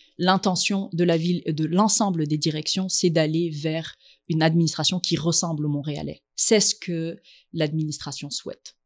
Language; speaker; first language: French; early bilingual, other home language; Arabic